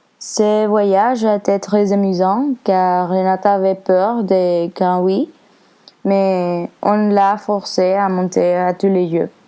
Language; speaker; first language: French; non-native, learner; Spanish